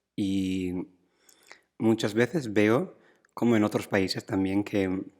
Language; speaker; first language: Spanish; non-native, fluent; English